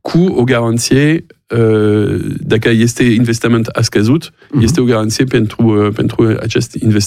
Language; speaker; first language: Romanian; non-native, learner; French